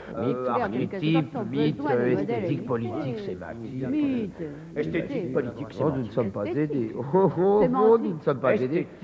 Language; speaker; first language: French; native; French